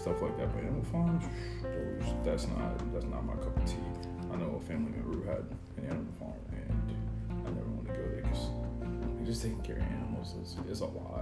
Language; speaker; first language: English; non-native, local second language; Yoruba